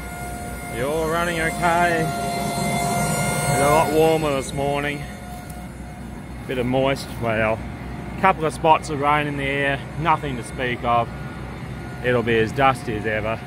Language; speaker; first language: English; native; English